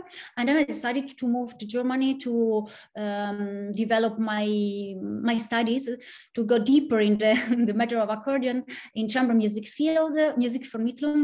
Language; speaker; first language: English; non-native, fluent; Italian